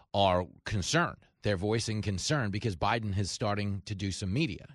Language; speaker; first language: English; native; English